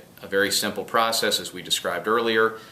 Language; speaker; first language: English; native; English